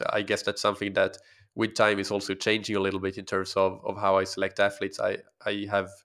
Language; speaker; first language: English; non-native, fluent; Swedish